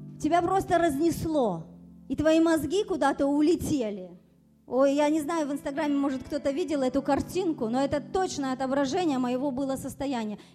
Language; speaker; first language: Russian; early bilingual, other home language; German